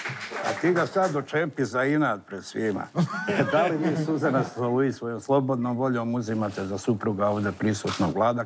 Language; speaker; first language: Serbian; native; Serbian